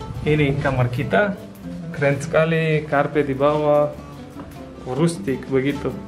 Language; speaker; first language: Indonesian; non-native, fluent; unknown